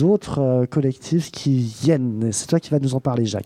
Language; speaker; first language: French; native; French